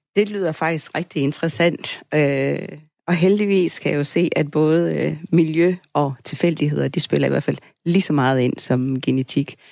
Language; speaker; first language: Danish; early bilingual, other home language; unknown